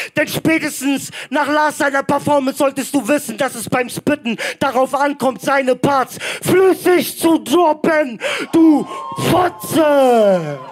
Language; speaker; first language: German; early bilingual, other home language; Greek